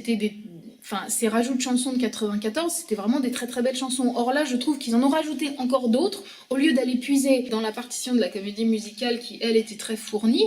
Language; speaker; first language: French; native; French